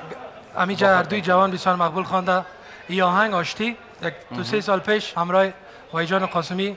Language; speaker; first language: Persian; native; Persian